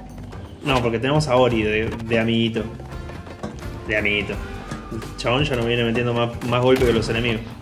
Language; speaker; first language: Spanish; native; Spanish